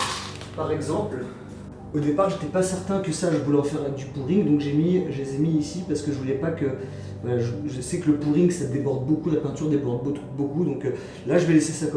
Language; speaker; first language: French; native; French